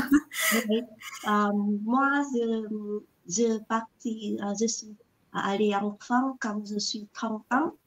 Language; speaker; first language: French; non-native, learner; Vietnamese